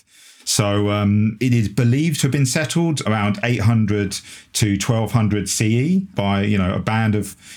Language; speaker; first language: English; native; English